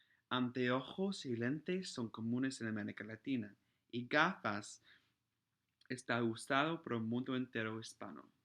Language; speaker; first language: Spanish; non-native, fluent; English